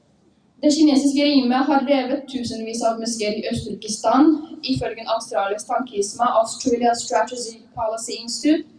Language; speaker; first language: Norwegian; non-native, fluent; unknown